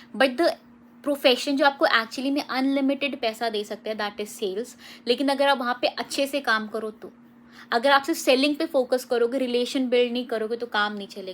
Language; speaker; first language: Hindi; native; Hindi